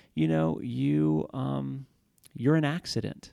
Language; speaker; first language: English; native; English